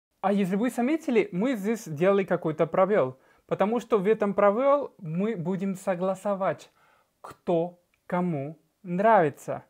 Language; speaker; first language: Russian; non-native, fluent; Spanish